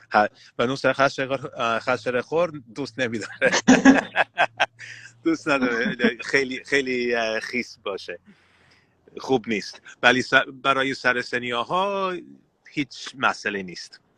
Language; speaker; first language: Persian; non-native, learner; English